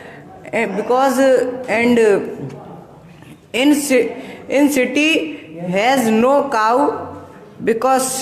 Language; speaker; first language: English; non-native, local second language; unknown